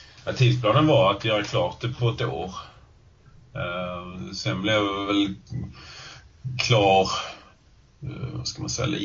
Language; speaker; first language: Swedish; native; Swedish